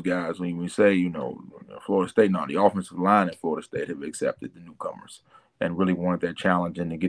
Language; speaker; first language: English; native; English